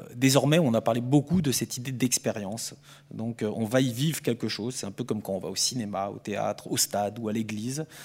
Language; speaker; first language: French; native; French